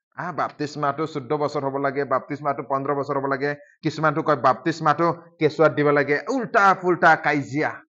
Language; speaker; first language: Assamese; non-native, local second language; Bodo